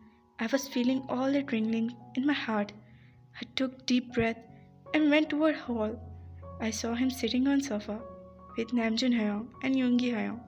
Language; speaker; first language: English; non-native, local second language; Urdu